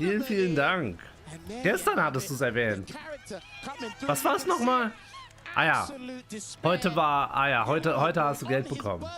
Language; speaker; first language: German; early bilingual, heritage; German